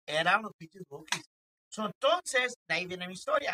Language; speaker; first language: Spanish; early bilingual, heritage; Spanish